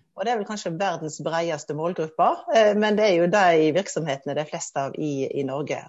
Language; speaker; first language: Norwegian; native; Norwegian